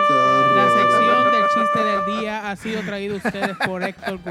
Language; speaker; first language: Spanish; native; Spanish